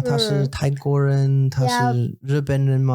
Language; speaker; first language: Chinese; non-native, learner; English